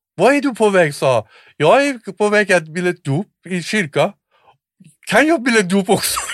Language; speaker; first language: Swedish; non-native, fluent; Persian